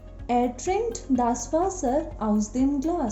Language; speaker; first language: German; non-native, fluent; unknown